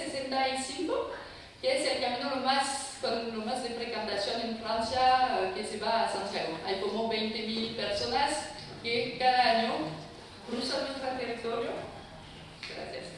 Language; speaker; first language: Spanish; non-native, fluent; French